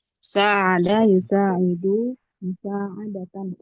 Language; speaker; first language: Arabic; non-native, learner; Indonesian